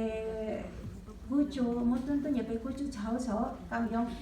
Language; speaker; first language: Cantonese; non-native, learner; Indonesian